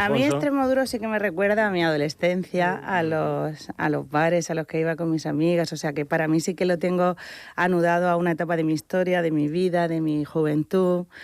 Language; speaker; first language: Spanish; native; Spanish